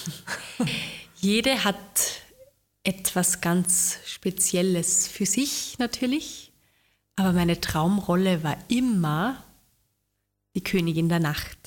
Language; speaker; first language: German; native; German